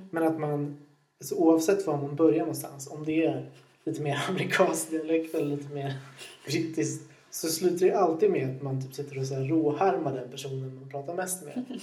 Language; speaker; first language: Swedish; native; Swedish